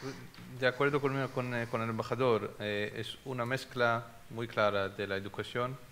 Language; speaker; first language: Spanish; non-native, fluent; Hebrew